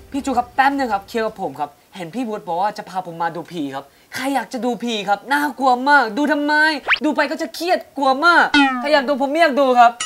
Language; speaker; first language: Thai; non-native, fluent; Korean